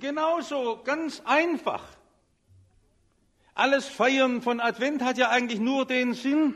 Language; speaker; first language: German; native; German